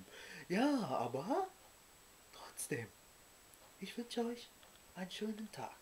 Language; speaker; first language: German; early bilingual, other home language; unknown